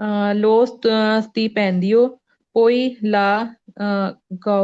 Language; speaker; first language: Italian; non-native, learner; Punjabi